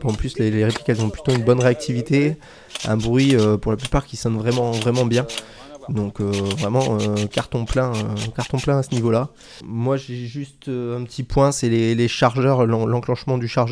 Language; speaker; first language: French; native; French